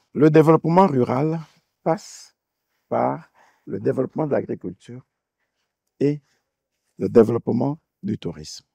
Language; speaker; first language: French; native; French